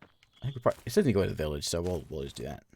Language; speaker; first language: English; native; English